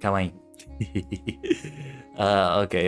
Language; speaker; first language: Japanese; non-native, learner; English